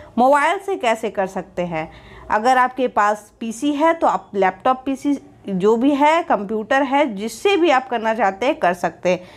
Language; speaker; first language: Hindi; native; Hindi